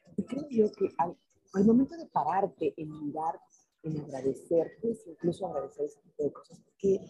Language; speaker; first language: Spanish; native; Spanish